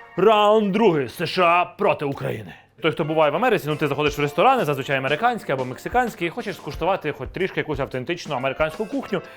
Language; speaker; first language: Ukrainian; native; Ukrainian